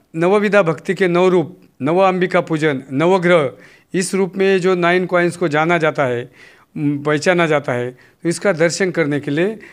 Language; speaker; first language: Hindi; non-native, local second language; Marathi